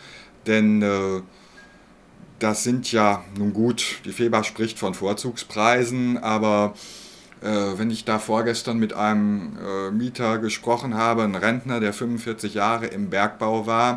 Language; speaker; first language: German; native; German